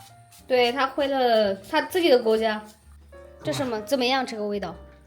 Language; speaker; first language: Chinese; non-native, fluent; Hindi